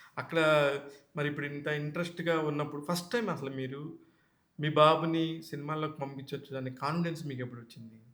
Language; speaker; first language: Telugu; native; Telugu